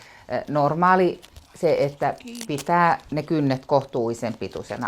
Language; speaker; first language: Finnish; native; Finnish